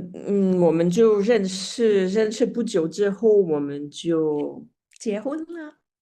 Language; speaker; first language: Chinese; non-native, fluent; French